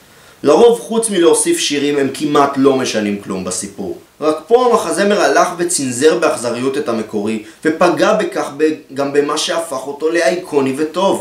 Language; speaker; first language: Hebrew; native; Hebrew